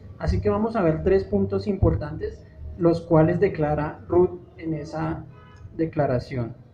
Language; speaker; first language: Spanish; native; Spanish